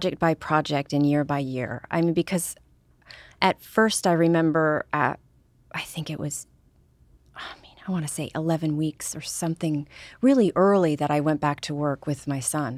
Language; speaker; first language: English; native; English